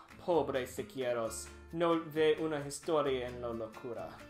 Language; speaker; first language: Spanish; non-native, learner; English